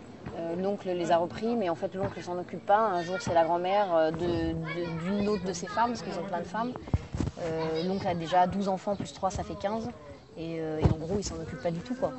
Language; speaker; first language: French; native; French